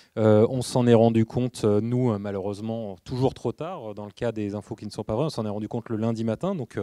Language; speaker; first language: French; native; French